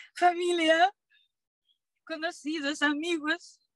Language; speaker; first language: Spanish; non-native, learner; Ukrainian